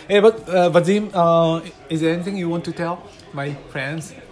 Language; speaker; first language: English; non-native, fluent; Japanese